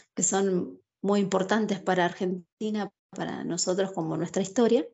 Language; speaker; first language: Spanish; native; Spanish